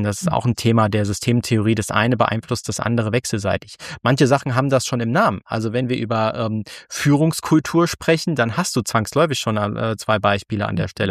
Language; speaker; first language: German; native; German